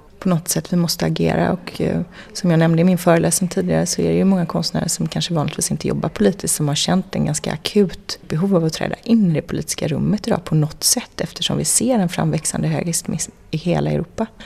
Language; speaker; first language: Swedish; native; Swedish